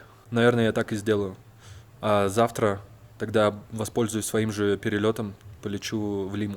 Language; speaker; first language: Russian; native; Russian